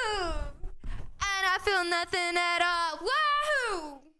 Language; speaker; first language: English; native; English